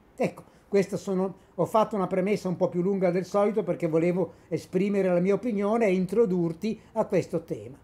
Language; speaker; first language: Italian; native; Italian